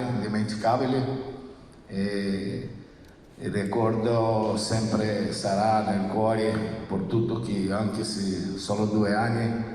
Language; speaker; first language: Italian; non-native, fluent; Portuguese